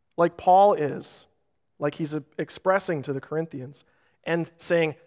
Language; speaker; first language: English; native; English